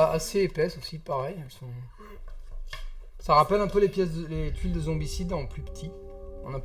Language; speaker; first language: French; native; French